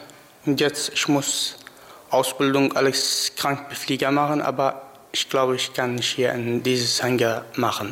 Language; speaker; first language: German; non-native, learner; Arabic